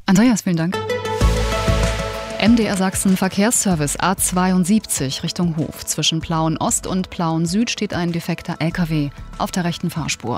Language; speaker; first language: German; native; German